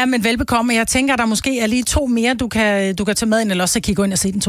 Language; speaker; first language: Danish; native; Danish